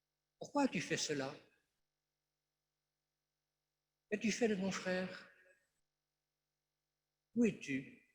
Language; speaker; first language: French; native; French